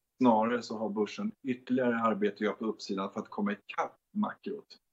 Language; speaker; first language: Swedish; native; Swedish